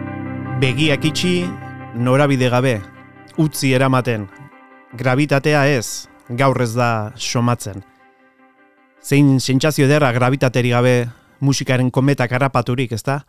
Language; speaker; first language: Basque; native; Basque